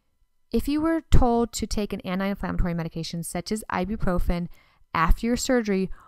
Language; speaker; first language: English; native; English